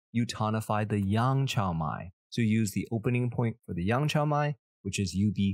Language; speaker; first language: English; early bilingual, other home language; Chinese